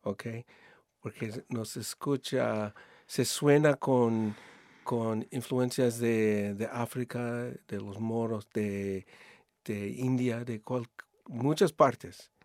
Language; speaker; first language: Spanish; early bilingual, heritage; Spanish